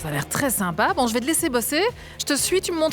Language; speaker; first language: French; native; French